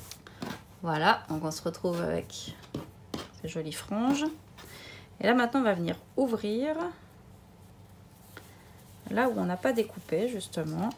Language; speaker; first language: French; native; French